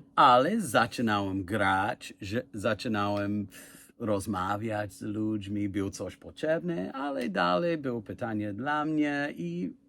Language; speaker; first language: Polish; non-native, learner; English